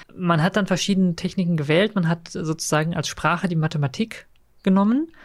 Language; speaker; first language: German; native; German